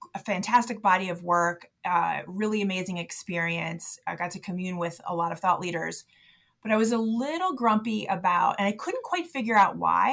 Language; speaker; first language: English; native; English